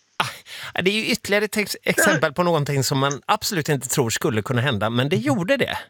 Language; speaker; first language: Swedish; native; Swedish